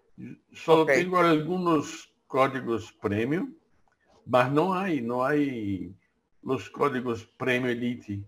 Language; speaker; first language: Spanish; non-native, learner; Portuguese